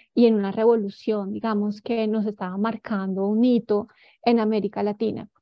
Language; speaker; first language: Spanish; native; Spanish